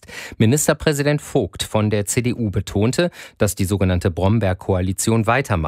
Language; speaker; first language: German; native; German